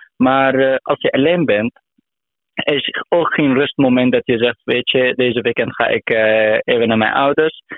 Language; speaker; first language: Dutch; non-native, learner; Arabic